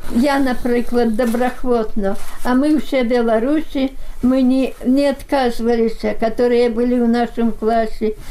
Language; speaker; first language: Belarusian; native; Belarusian